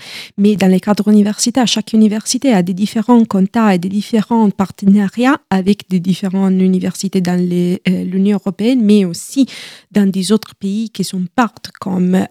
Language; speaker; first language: French; non-native, learner; Italian